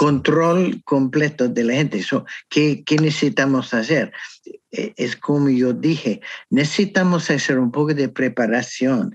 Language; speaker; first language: Spanish; non-native, learner; English